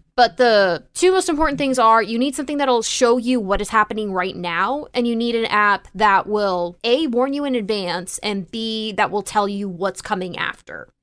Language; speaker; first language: English; native; English